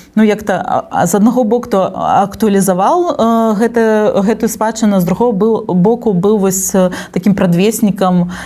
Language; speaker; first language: Belarusian; non-native, local second language; Russian